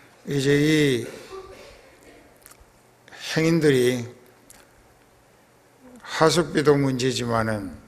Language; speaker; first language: Korean; native; Korean